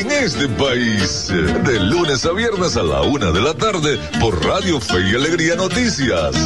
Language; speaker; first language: Spanish; native; Spanish